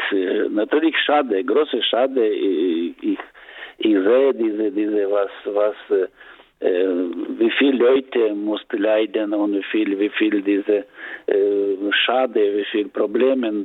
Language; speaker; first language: German; non-native, learner; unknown